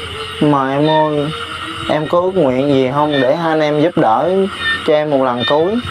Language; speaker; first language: Vietnamese; native; Vietnamese